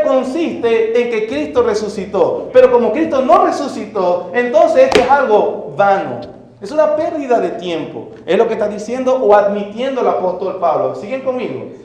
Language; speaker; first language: Spanish; native; Spanish